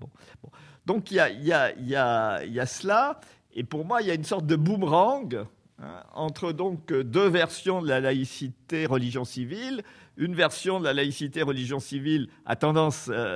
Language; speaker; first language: French; native; French